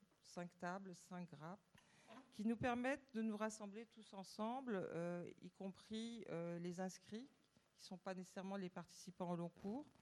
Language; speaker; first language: French; native; French